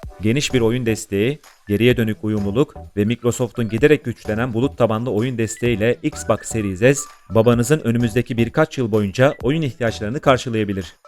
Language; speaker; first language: Turkish; native; Turkish